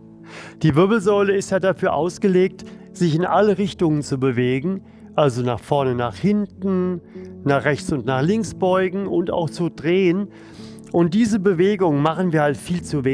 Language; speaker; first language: German; native; German